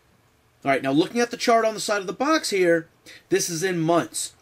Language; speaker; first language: English; native; English